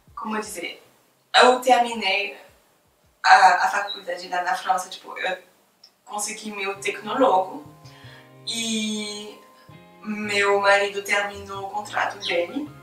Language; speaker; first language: Portuguese; non-native, fluent; French